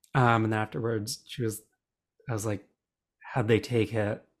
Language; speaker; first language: English; native; English